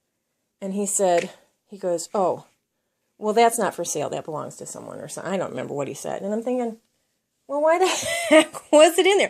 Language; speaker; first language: English; native; English